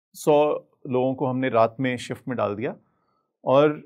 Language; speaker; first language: Hindi; native; Hindi